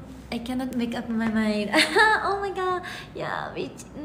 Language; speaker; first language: English; non-native, learner; Japanese